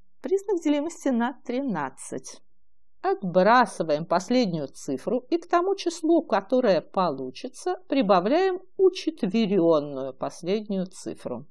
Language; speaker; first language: Russian; native; Russian